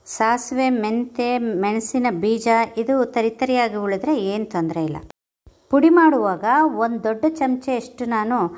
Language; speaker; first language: Kannada; non-native, local second language; Konkani